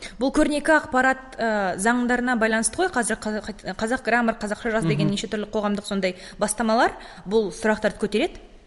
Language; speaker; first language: Kazakh; native; Kazakh